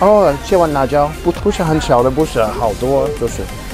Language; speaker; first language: Chinese; non-native, learner; English